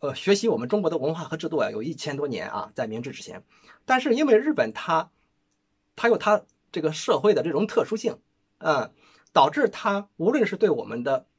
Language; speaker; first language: Chinese; native; Chinese